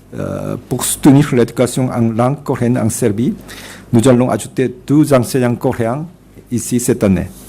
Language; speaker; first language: French; non-native, fluent; Korean